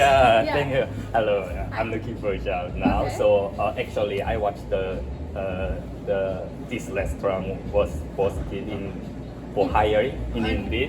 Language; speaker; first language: English; non-native, learner; Korean